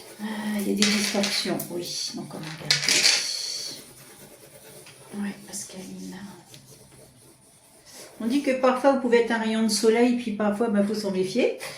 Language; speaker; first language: French; native; French